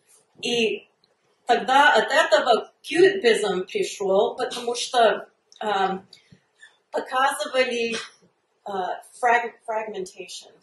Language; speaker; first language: Russian; early bilingual, heritage; Russian